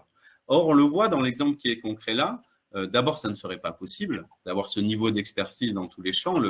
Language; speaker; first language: French; native; French